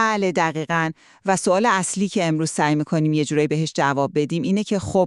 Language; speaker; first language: Persian; native; Persian